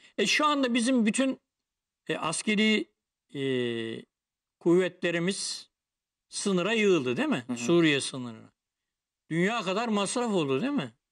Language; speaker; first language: Turkish; native; Turkish